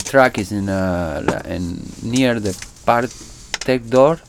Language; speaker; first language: English; non-native, learner; Spanish